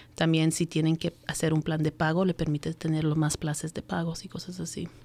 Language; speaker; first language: Spanish; early bilingual, heritage; Spanish